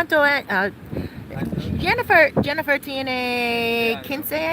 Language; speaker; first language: Spanish; non-native, learner; English